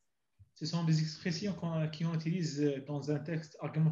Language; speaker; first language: French; non-native, learner; Arabic